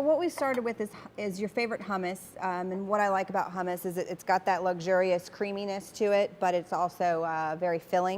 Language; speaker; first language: English; native; English